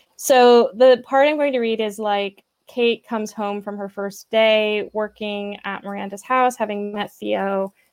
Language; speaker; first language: English; native; English